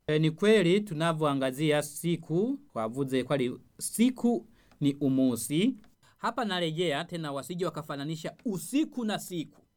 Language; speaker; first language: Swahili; non-native, local second language; Rundi